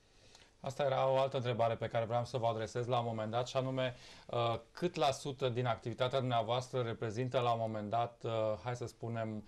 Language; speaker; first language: Romanian; native; Romanian